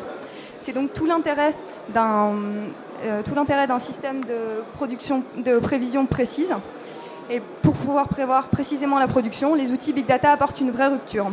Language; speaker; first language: French; native; French